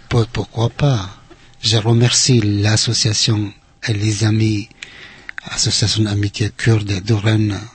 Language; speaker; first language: French; non-native, fluent; Central Kurdish